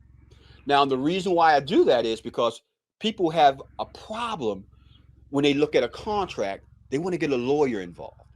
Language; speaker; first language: English; native; English